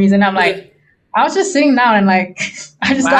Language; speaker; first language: English; non-native, local second language; Chinese